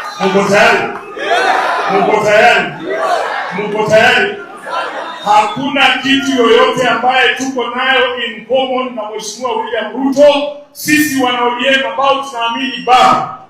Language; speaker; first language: Swahili; non-native, local second language; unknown